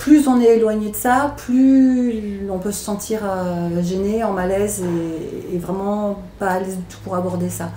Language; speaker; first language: French; native; French